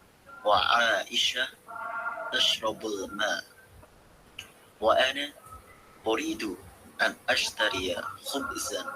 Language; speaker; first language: Arabic; non-native, learner; Indonesian